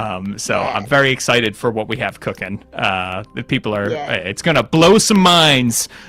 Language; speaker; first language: English; native; English